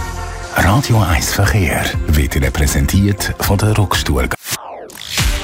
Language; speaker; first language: German; native; German